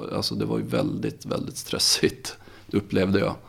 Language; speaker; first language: Swedish; native; Swedish